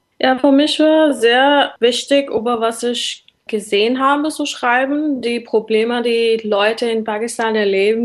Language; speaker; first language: German; non-native, learner; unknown